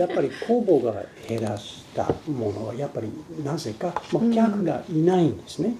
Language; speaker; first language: Japanese; non-native, fluent; English